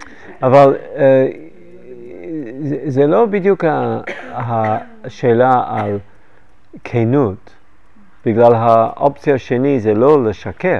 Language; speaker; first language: Hebrew; non-native, fluent; English